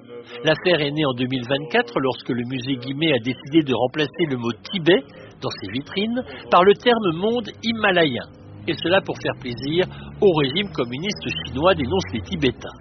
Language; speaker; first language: French; native; French